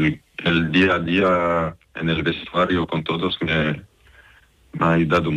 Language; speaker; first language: Spanish; non-native, fluent; French